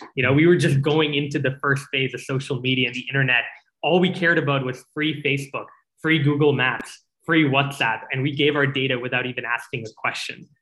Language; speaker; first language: English; native; English